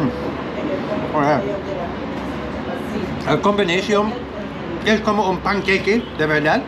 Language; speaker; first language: Spanish; non-native, learner; English